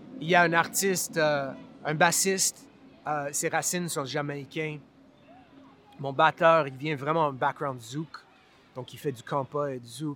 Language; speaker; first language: French; non-native, local second language; English